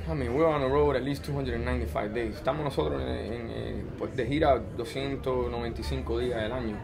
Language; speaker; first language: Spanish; early bilingual, heritage; Spanish